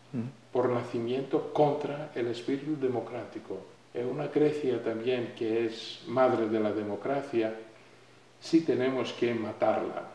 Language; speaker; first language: Spanish; non-native, fluent; Greek